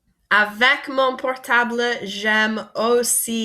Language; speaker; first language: French; non-native, fluent; English